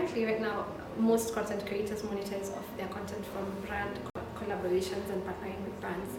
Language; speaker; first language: English; non-native, local second language; Swahili